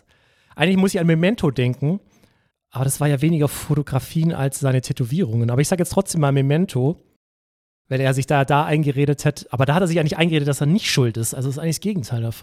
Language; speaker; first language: German; native; German